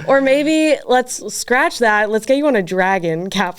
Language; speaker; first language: English; native; English